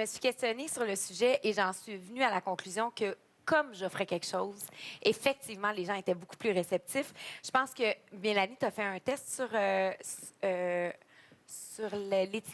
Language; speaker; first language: French; native; French